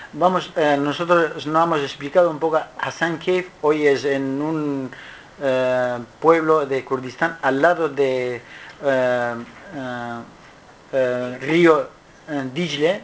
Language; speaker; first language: Spanish; non-native, learner; Kurdish